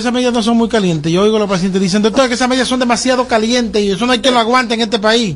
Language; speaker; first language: Spanish; native; Spanish